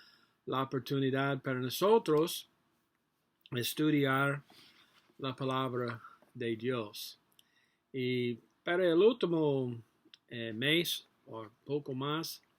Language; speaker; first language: Spanish; non-native, learner; English